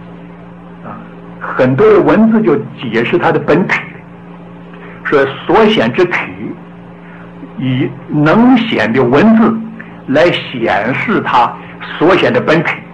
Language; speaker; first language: Chinese; native; Chinese